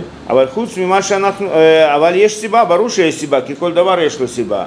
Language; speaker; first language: Hebrew; non-native, fluent; Russian